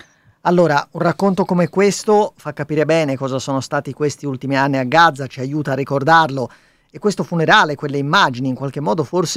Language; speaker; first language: Italian; native; Italian